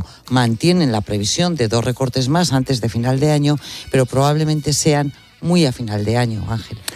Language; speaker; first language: Spanish; native; Spanish